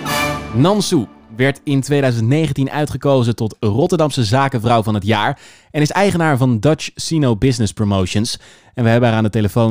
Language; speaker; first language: Dutch; native; Dutch